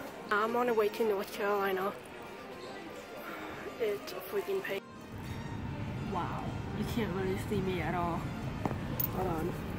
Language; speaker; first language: English; early bilingual, other home language; Thai